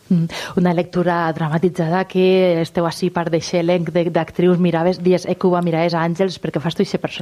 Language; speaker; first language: Catalan; native; Catalan